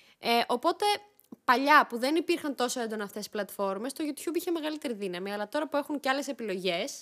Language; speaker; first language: Greek; early bilingual, other home language; Armenian